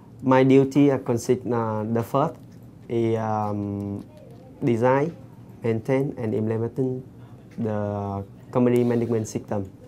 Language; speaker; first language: English; non-native, fluent; Vietnamese